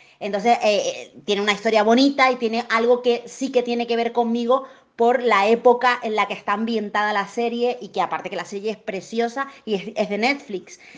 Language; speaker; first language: Spanish; native; Spanish